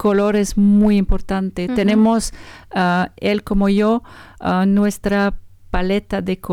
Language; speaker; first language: Spanish; non-native, learner; French